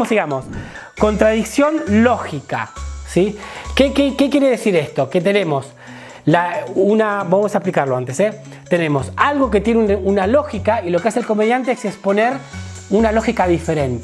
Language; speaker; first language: Spanish; native; Spanish